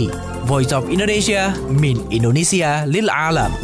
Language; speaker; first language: Arabic; non-native, fluent; Indonesian